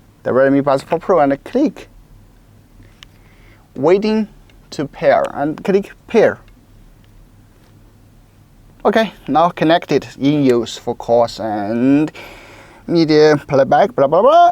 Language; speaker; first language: English; non-native, local second language; Chinese